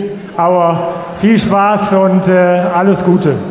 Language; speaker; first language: German; native; German